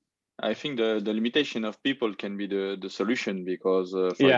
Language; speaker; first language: English; non-native, learner; French